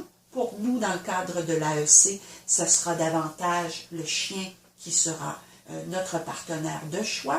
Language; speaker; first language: French; native; French